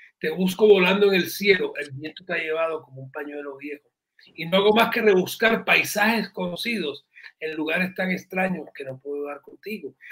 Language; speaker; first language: Spanish; native; Spanish